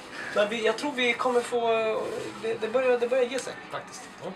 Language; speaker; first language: Swedish; native; Swedish